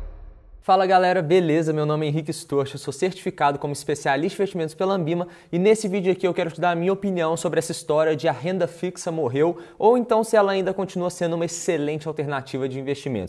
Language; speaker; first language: Portuguese; native; Portuguese